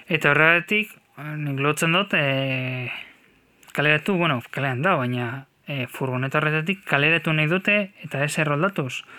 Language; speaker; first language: Basque; native; Basque